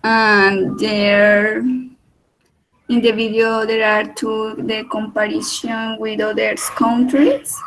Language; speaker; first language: English; non-native, learner; Spanish